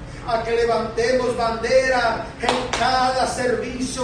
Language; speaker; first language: Spanish; native; Spanish